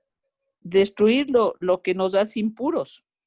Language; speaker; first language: Spanish; native; Spanish